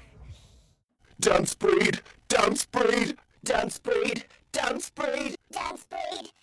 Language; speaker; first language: English; non-native, fluent; Italian